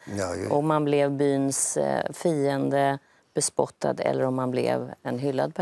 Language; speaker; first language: Swedish; native; Swedish